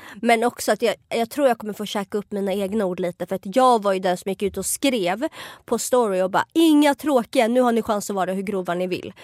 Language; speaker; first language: Swedish; native; Swedish